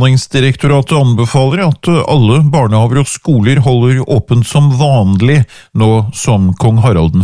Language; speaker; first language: Norwegian; native; Norwegian